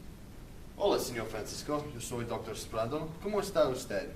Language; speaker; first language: Spanish; non-native, learner; English